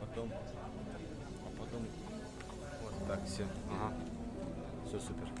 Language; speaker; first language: Russian; native; Russian